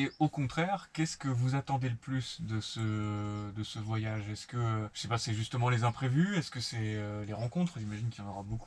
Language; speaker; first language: French; native; French